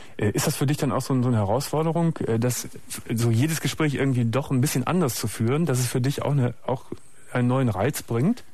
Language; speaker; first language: German; native; German